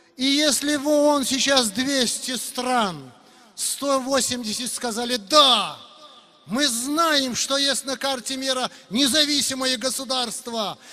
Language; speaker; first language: Russian; non-native, local second language; Uzbek